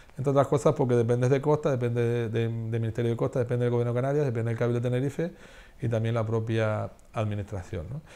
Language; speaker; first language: Spanish; native; Spanish